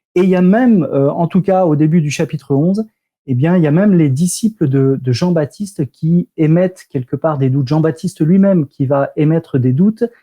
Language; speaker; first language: French; native; French